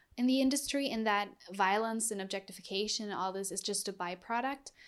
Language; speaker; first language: English; non-native, fluent; German